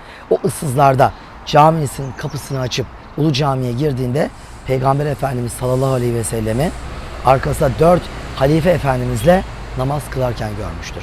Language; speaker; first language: Turkish; native; Turkish